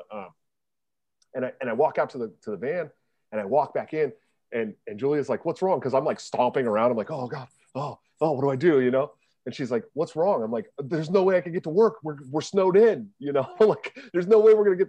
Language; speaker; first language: English; native; English